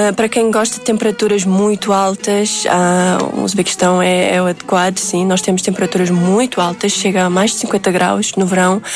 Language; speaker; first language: Portuguese; early bilingual, other home language; Uzbek